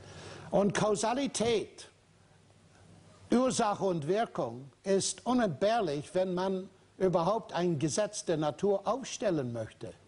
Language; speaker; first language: German; non-native, fluent; English